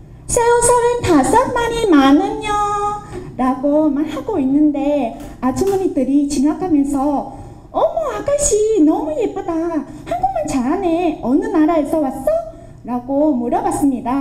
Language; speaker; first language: Korean; non-native, fluent; Vietnamese